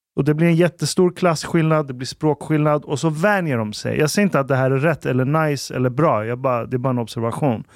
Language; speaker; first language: Swedish; early bilingual, other home language; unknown